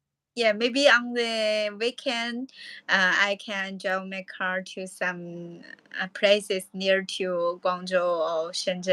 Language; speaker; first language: English; non-native, learner; Chinese